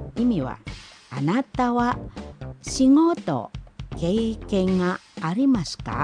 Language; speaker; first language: Japanese; non-native, fluent; Indonesian